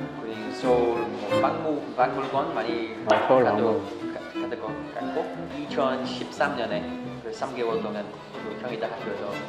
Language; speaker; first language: Korean; non-native, learner; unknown